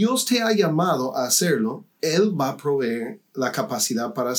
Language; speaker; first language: Spanish; non-native, fluent; English